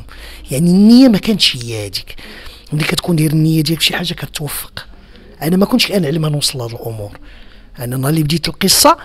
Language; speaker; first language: Arabic; native; Arabic